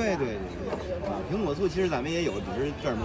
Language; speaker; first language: Chinese; native; Chinese